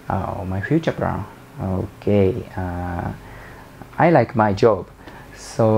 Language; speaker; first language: English; non-native, learner; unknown